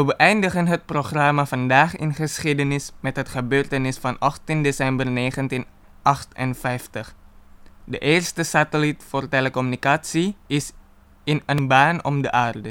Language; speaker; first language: Dutch; non-native, fluent; Indonesian